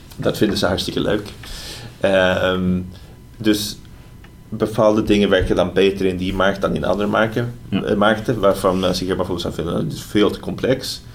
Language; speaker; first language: Dutch; non-native, fluent; Swedish